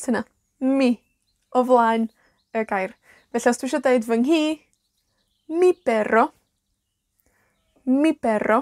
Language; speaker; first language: Welsh; native; Welsh